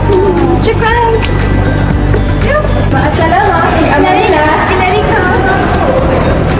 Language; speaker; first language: Arabic; non-native, learner; Malay